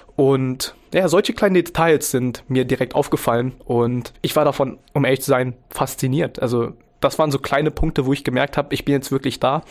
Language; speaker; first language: German; early bilingual, other home language; Vietnamese